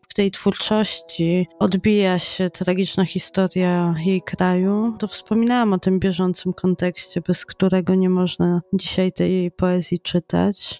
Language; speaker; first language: Polish; native; Polish